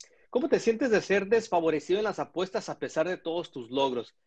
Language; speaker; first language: Spanish; native; Spanish